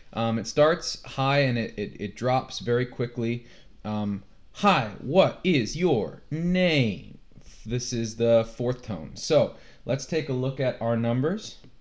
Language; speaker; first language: English; native; English